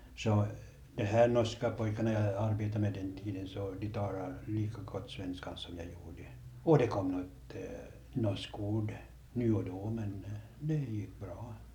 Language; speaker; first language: Swedish; native; Swedish